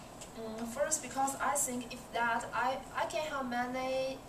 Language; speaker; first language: English; non-native, learner; Chinese